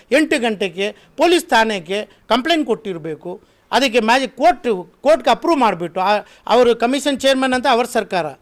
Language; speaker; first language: Kannada; non-native, local second language; Urdu